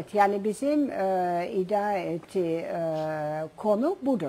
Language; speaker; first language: Turkish; non-native, fluent; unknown